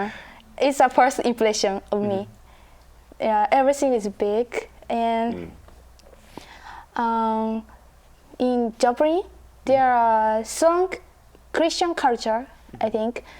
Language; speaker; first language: English; non-native, learner; Japanese